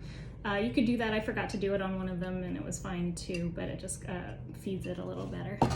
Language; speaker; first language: English; native; English